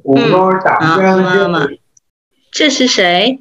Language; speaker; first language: Chinese; non-native, fluent; Vietnamese